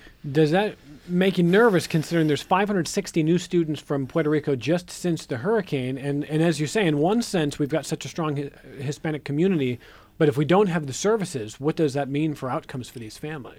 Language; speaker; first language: English; native; English